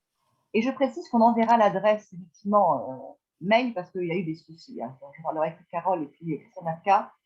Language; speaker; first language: French; native; French